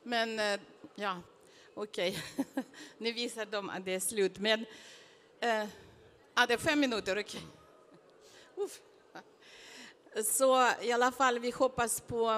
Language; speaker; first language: Swedish; non-native, fluent; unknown